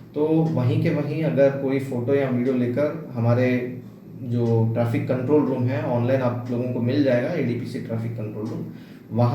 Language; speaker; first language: Hindi; non-native, local second language; Bangla